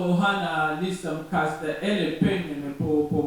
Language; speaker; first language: Danish; non-native, learner; French